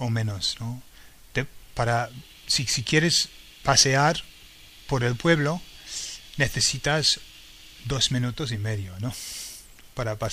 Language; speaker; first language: Spanish; non-native, fluent; English